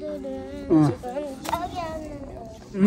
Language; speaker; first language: Korean; early bilingual, other home language; Tibetan